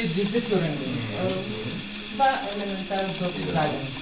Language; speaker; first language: German; non-native, fluent; Bulgarian